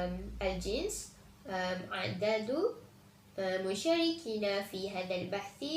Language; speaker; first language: Arabic; non-native, learner; Malay